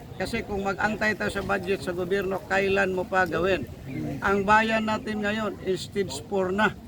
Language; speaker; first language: Filipino; non-native, local second language; Hiligaynon